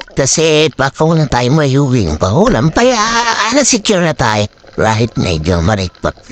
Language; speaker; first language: Filipino; non-native, local second language; Waray